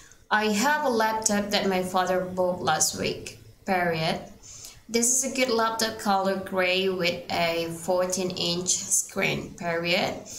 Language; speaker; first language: English; non-native, fluent; Indonesian